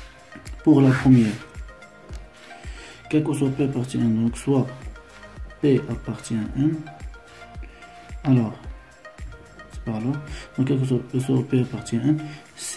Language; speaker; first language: French; non-native, local second language; Arabic